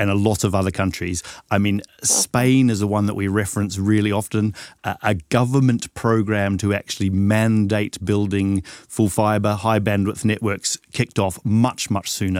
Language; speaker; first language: English; native; English